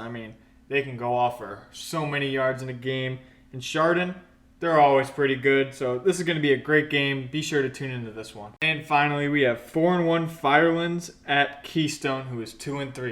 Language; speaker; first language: English; native; English